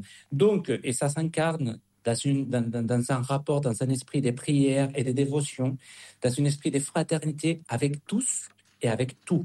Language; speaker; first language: French; non-native, fluent; Spanish